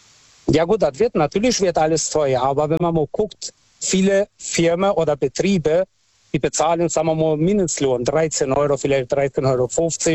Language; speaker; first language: German; non-native, fluent; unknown